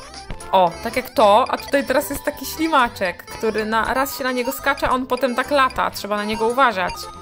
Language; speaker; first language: Polish; native; Polish